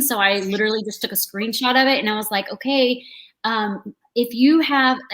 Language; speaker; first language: English; native; English